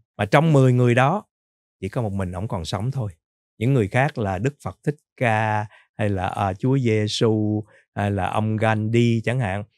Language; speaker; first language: Vietnamese; native; Vietnamese